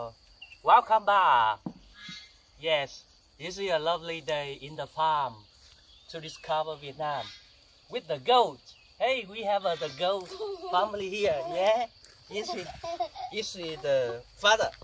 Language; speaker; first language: English; non-native, learner; Vietnamese